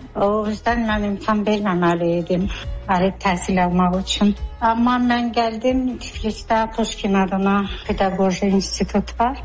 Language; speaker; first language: Azerbaijani; non-native, fluent; Georgian